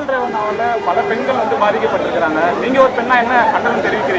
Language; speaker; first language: Tamil; native; Tamil